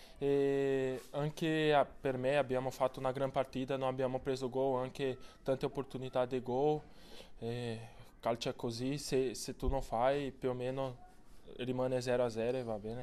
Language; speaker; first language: Italian; non-native, learner; Portuguese